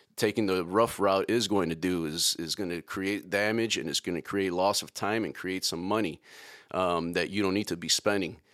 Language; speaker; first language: English; native; English